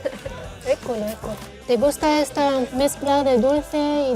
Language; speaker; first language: Spanish; non-native, fluent; Arabic